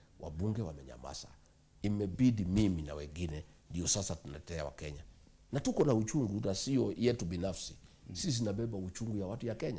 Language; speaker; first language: Swahili; non-native, local second language; Kikuyu